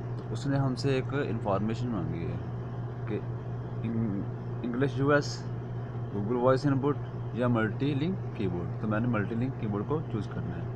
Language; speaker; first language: Urdu; native; Urdu